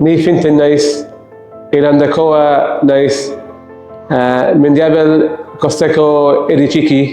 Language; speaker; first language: Basque; non-native, learner; Persian